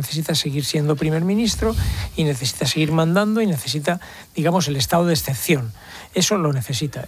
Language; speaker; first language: Spanish; native; Spanish